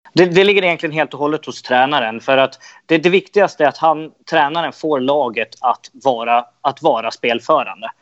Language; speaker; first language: Swedish; native; Swedish